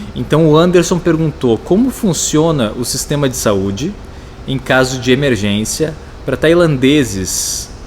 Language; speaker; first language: Portuguese; native; Portuguese